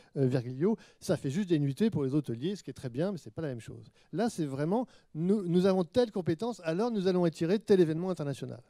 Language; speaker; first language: French; native; French